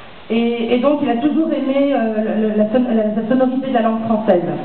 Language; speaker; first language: French; native; French